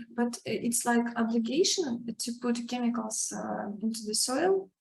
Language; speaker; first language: English; non-native, learner; Ukrainian